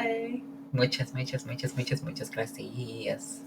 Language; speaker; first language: Spanish; non-native, learner; English